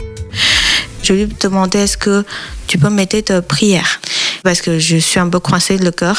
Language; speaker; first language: French; non-native, learner; Chinese